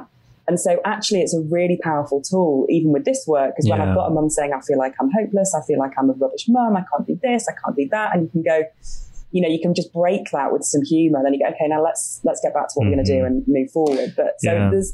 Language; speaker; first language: English; native; English